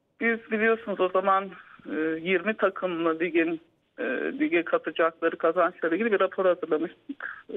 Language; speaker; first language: Turkish; native; Turkish